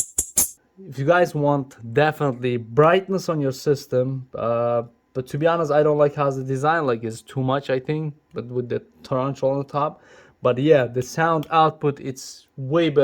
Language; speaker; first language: English; non-native, local second language; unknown